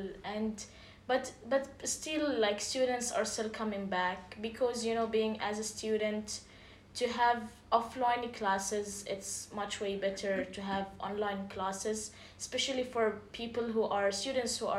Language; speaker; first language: English; non-native, fluent; Arabic